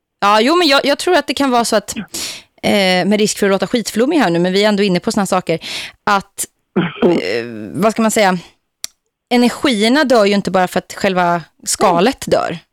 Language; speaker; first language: Swedish; native; Swedish